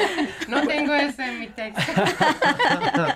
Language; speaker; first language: Spanish; non-native, learner; Persian